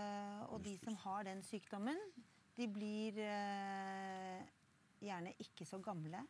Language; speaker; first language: Norwegian; native; Norwegian